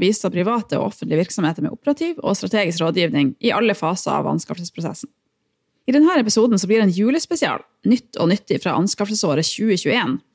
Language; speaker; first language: Norwegian; native; Norwegian